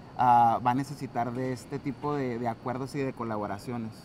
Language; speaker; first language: Spanish; native; Spanish